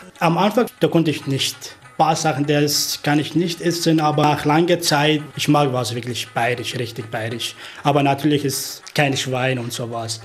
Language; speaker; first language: German; non-native, fluent; Arabic